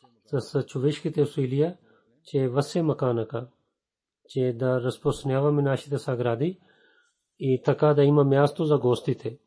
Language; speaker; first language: Bulgarian; non-native, learner; Urdu